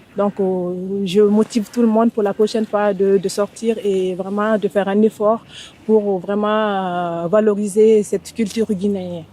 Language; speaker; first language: French; non-native, local second language; Fula